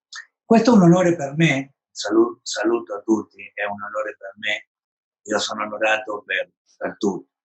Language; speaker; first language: Italian; non-native, learner; Spanish